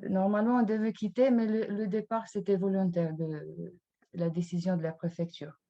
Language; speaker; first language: French; non-native, fluent; Albanian